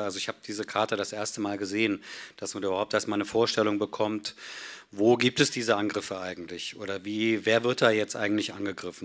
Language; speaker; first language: German; native; German